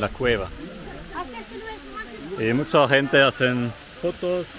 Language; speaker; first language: Spanish; non-native, fluent; German